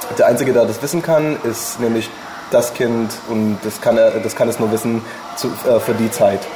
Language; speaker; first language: German; non-native, fluent; English